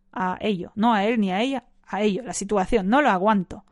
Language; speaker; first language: Spanish; non-native, fluent; English